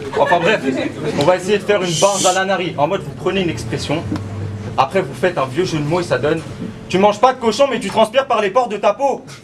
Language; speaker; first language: French; early bilingual, other home language; Turkish